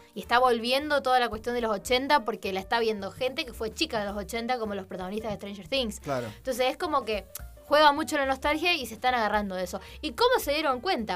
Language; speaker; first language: Spanish; native; Spanish